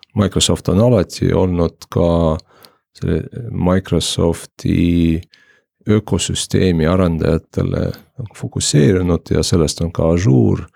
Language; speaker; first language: Estonian; non-native, local second language; Russian